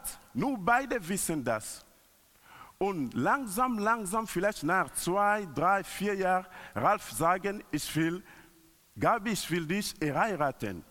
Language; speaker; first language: German; non-native, learner; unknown